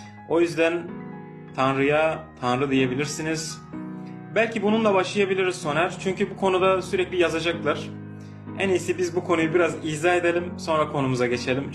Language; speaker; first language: Turkish; non-native, local second language; Kurdish